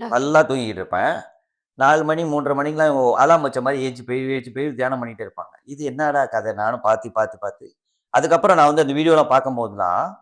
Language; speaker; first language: Tamil; early bilingual, heritage; Tamil